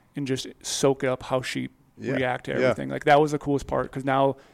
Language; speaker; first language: English; native; English